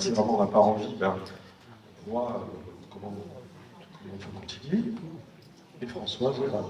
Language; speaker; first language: French; native; French